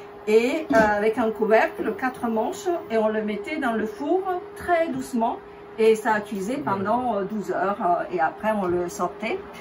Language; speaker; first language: French; non-native, fluent; Italian